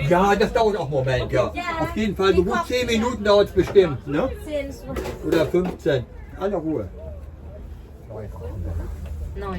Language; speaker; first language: German; native; German